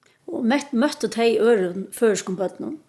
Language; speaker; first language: Danish; non-native, local second language; Faroese